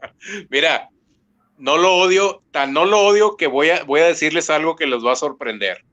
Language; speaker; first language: Spanish; native; Spanish